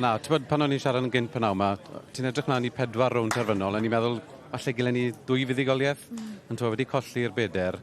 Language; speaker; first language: Welsh; native; Welsh